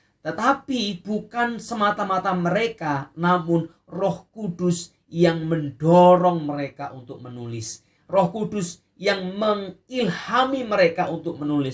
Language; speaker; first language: Indonesian; native; Indonesian